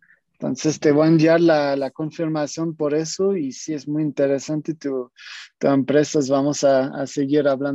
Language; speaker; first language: Spanish; non-native, fluent; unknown